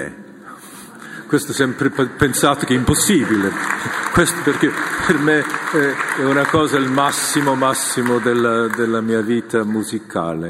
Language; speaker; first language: Italian; non-native, fluent; Korean